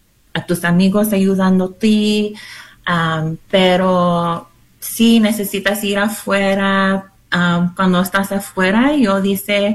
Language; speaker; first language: Spanish; non-native, learner; English